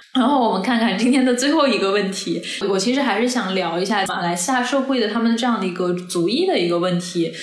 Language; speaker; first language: Chinese; non-native, local second language; Cantonese